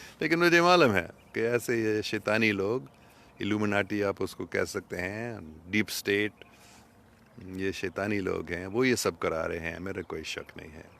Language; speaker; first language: Urdu; non-native, fluent; English